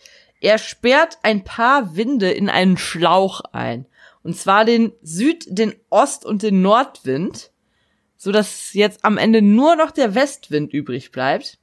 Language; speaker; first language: German; native; German